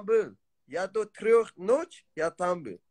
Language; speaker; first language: Russian; non-native, learner; Tajik